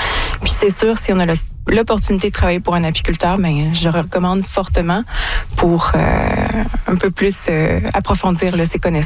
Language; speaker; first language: French; native; French